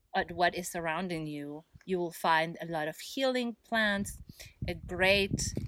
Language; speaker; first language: English; non-native, fluent; Spanish